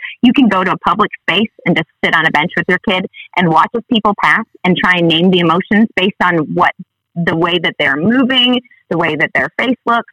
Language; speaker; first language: English; native; English